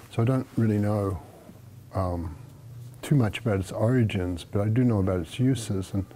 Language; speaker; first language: English; native; English